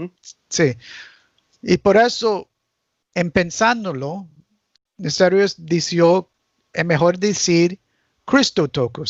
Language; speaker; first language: Spanish; early bilingual, heritage; Spanish